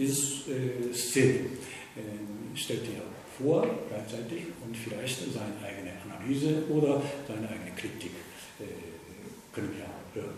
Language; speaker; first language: German; non-native, fluent; Japanese